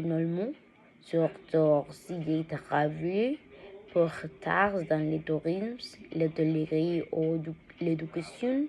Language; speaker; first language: French; non-native, learner; Spanish